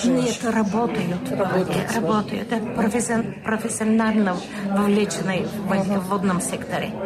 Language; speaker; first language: Russian; non-native, fluent; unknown